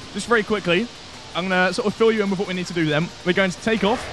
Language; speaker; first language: English; native; English